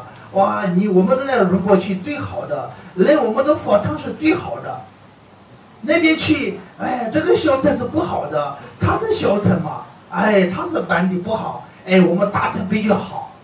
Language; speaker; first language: Chinese; non-native, fluent; Tibetan